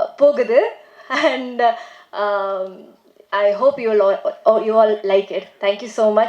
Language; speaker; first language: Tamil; non-native, learner; Malayalam